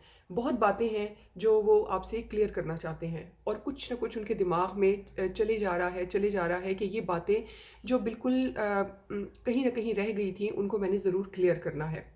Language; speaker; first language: Hindi; native; Hindi